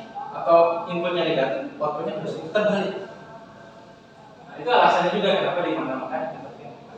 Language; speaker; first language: Indonesian; native; Indonesian